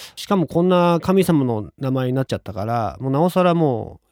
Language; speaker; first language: Japanese; native; Japanese